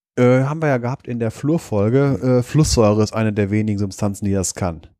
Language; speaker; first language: German; native; German